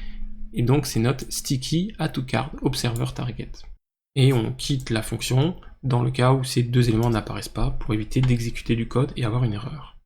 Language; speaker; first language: French; native; French